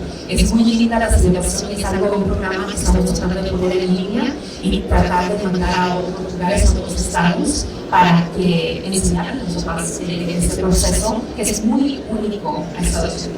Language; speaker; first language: Spanish; early bilingual, heritage; Spanish